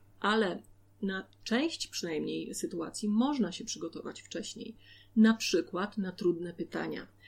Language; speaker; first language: Polish; native; Polish